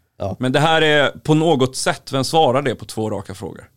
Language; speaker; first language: Swedish; native; Swedish